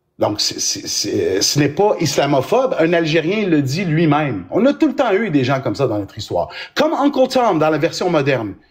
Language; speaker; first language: French; early bilingual, other home language; Arabic